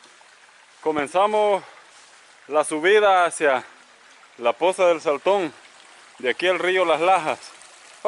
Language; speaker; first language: Spanish; native; Spanish